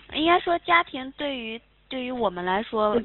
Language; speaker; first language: Chinese; native; Chinese